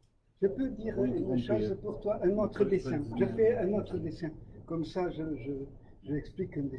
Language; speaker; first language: French; native; French